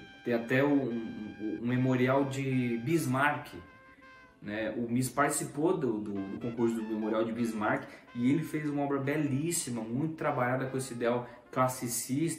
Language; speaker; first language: Portuguese; native; Portuguese